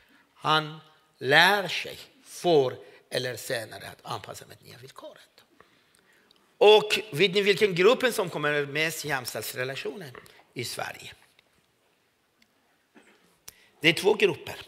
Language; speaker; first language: Swedish; non-native, fluent; Persian